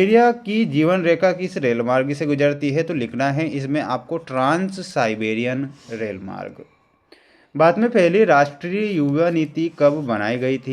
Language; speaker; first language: Hindi; native; Hindi